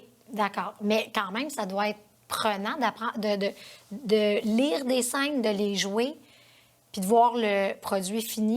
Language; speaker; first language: French; native; French